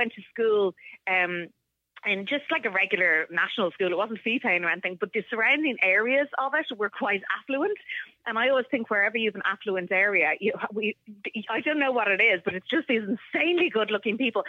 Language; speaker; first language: English; native; English